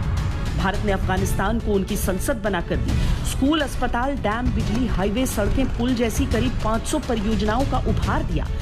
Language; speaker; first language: Hindi; native; Hindi